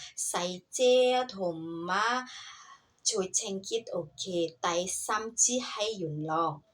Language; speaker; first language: Cantonese; non-native, learner; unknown